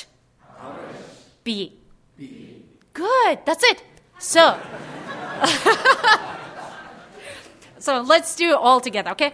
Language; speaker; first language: English; non-native, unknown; Mongolian